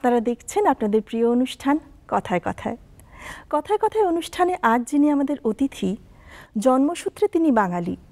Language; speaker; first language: Bangla; native; Bangla